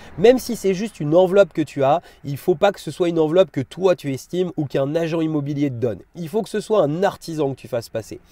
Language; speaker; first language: French; native; French